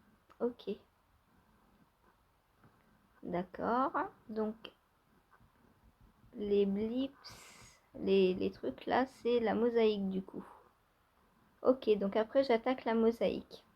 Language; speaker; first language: French; native; French